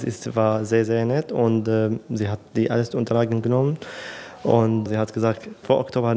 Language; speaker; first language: German; non-native, learner; Arabic